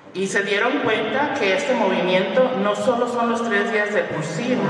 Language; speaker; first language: Spanish; early bilingual, other home language; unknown